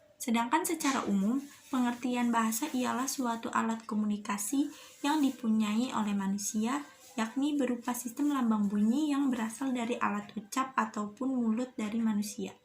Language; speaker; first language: Indonesian; native; Indonesian